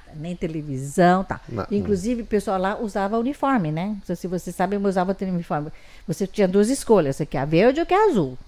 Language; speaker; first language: Portuguese; early bilingual, other home language; Chinese